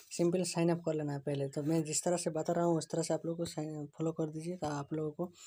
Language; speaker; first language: Hindi; native; Hindi